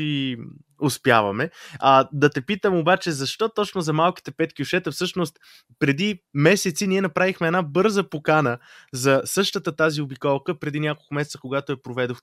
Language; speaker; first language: Bulgarian; native; Bulgarian